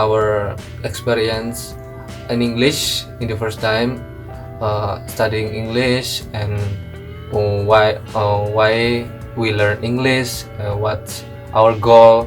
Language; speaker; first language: English; non-native, learner; Indonesian